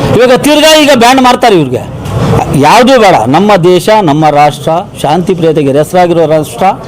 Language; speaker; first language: Kannada; non-native, local second language; Urdu